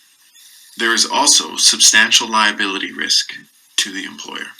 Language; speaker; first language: English; native; English